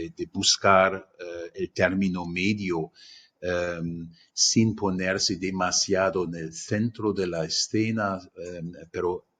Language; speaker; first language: Spanish; non-native, fluent; German